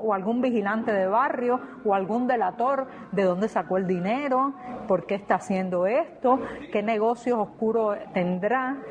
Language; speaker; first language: Spanish; native; Spanish